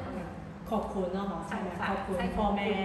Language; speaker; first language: Thai; non-native, learner; Cantonese